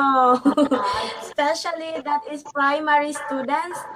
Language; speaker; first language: English; non-native, fluent; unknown